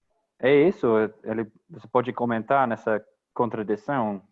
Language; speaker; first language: Portuguese; non-native, fluent; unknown